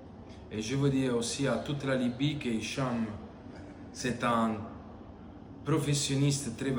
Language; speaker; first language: French; non-native, learner; Italian